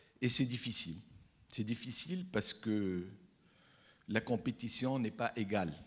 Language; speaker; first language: French; non-native, local second language; Arabic